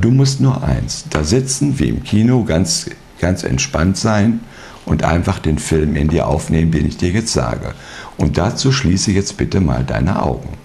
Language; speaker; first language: German; native; German